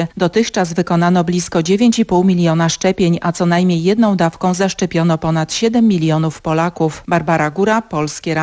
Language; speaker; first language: Polish; native; Polish